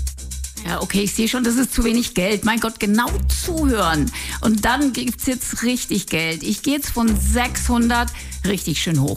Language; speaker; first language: German; native; German